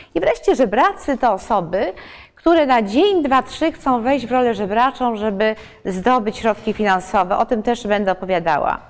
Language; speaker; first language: Polish; native; Polish